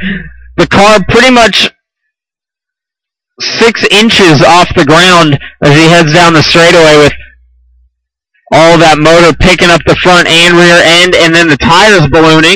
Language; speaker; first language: English; native; English